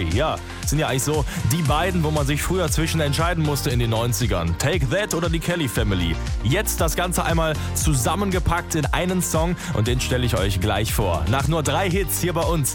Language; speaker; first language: German; native; German